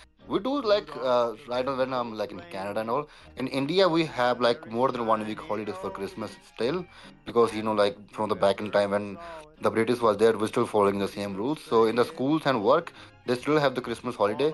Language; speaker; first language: English; non-native, local second language; Punjabi